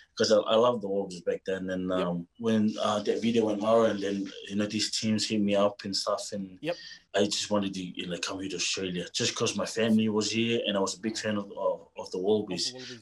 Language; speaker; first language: English; non-native, fluent; Tongan